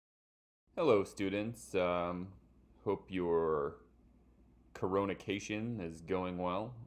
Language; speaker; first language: English; native; English